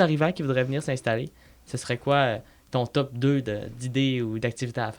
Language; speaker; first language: French; native; French